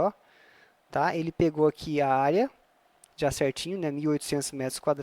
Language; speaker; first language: Portuguese; native; Portuguese